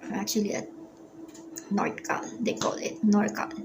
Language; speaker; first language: English; non-native, local second language; Filipino